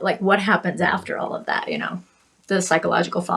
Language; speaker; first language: English; native; English